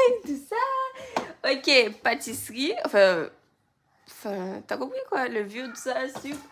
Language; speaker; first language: French; native; French